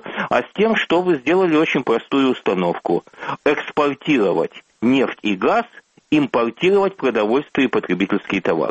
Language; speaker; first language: Russian; native; Russian